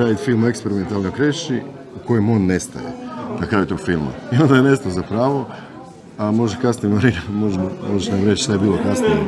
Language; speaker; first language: Serbian; native; Serbian